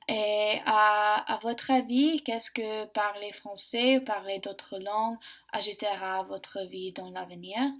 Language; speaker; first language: French; non-native, learner; English